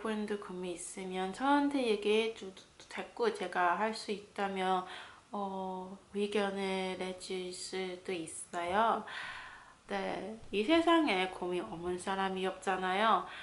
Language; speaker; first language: Korean; non-native, fluent; Cantonese